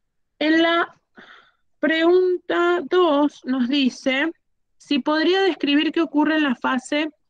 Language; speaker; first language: Spanish; native; Spanish